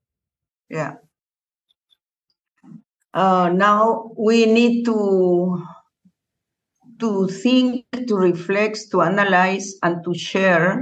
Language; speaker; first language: English; non-native, learner; Spanish